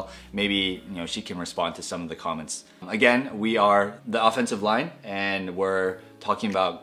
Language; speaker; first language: English; native; English